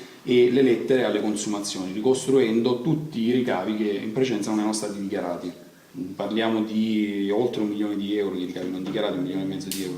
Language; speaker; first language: Italian; native; Italian